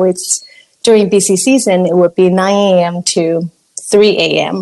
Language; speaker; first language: English; non-native, local second language; Cantonese